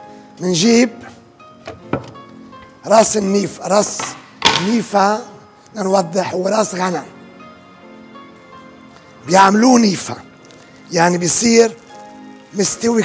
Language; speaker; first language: Arabic; native; Arabic